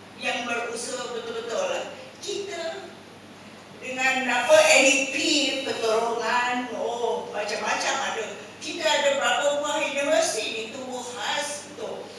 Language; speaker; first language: Malay; native; Malay